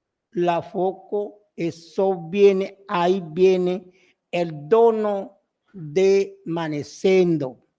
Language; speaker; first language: Spanish; non-native, local second language; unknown